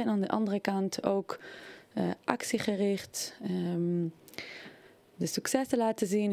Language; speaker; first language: Dutch; non-native, fluent; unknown